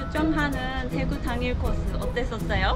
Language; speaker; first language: Korean; non-native, fluent; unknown